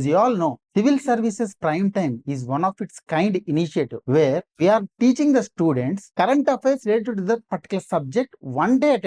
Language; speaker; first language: English; non-native, local second language; Telugu